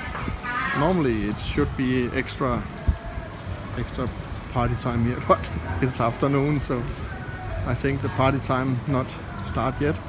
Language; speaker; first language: English; non-native, fluent; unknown